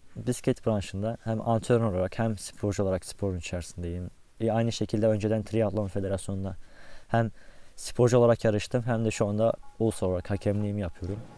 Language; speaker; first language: Turkish; native; Turkish